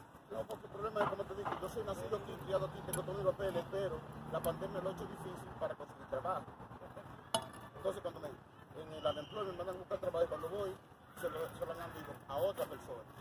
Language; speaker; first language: Spanish; early bilingual, heritage; Spanish